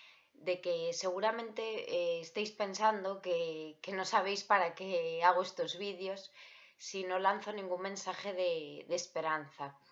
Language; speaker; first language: Spanish; native; Spanish